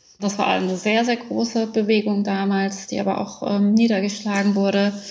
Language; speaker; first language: German; early bilingual, other home language; Persian